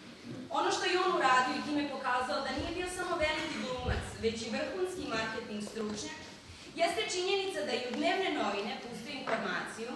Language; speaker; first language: Serbian; native; Serbian